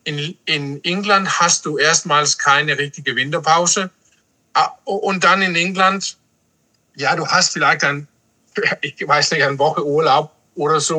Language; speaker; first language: German; non-native, fluent; English